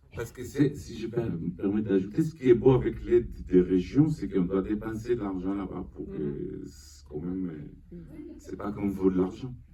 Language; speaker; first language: French; non-native, fluent; Hebrew